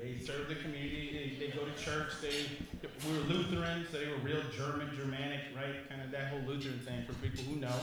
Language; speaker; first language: English; native; English